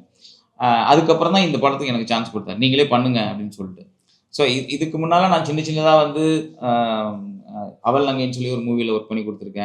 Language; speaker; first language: Tamil; native; Tamil